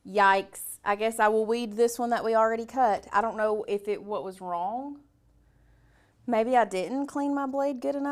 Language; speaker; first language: English; native; English